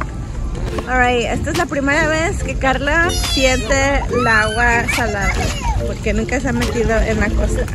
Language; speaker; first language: Spanish; early bilingual, heritage; Spanish